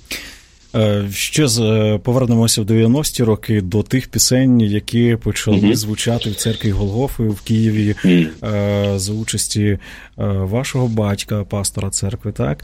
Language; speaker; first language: Ukrainian; native; Ukrainian